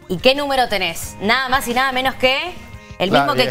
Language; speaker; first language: Spanish; native; Spanish